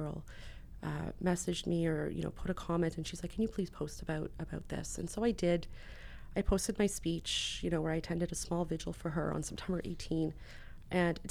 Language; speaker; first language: English; native; English